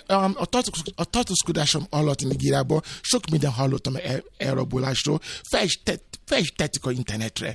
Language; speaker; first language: Hungarian; non-native, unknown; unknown